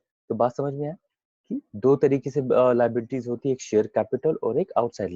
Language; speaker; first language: Hindi; native; Hindi